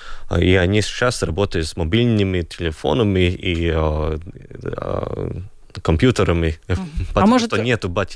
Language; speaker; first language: Russian; non-native, local second language; Latvian